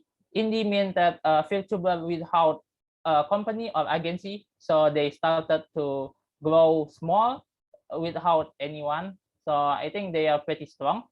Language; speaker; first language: English; non-native, learner; Indonesian